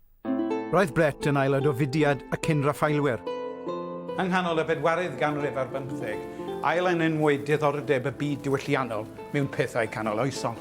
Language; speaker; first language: Welsh; native; Welsh